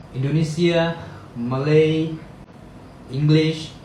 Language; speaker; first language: English; non-native, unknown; Thai